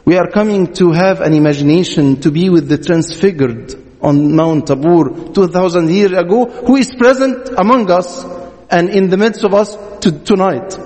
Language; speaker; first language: English; non-native, fluent; Arabic